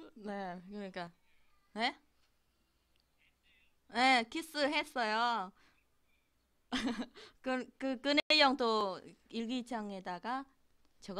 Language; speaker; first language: Korean; non-native, learner; Vietnamese